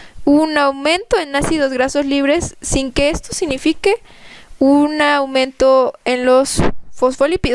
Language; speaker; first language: Spanish; native; Spanish